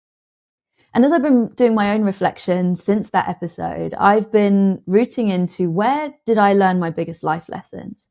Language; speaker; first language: English; native; English